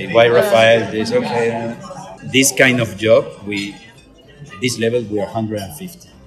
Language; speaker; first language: English; non-native, fluent; Spanish